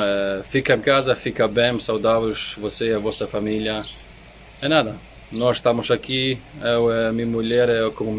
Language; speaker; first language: Portuguese; non-native, learner; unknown